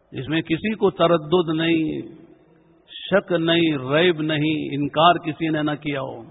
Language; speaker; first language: Urdu; native; Urdu